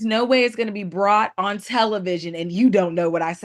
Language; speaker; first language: English; native; English